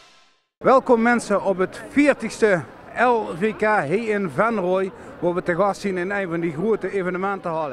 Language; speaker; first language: Dutch; native; Dutch